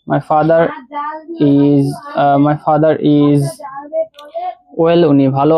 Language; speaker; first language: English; non-native, learner; Bangla